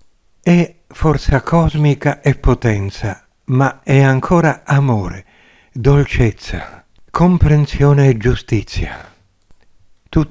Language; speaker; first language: Italian; native; Italian